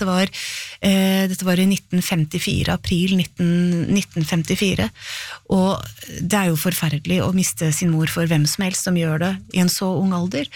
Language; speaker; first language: Norwegian; native; Norwegian